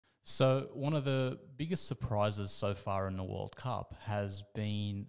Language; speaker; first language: English; native; English